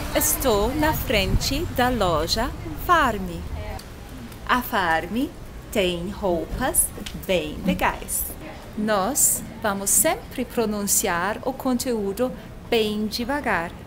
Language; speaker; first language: Portuguese; non-native, fluent; German